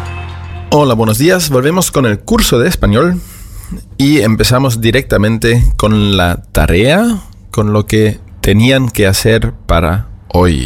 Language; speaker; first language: Spanish; non-native, fluent; German